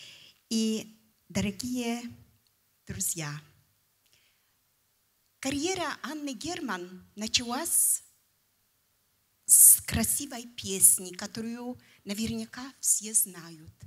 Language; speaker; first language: Russian; non-native, fluent; Polish